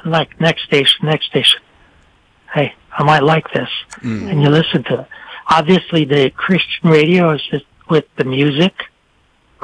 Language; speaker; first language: English; non-native, local second language; French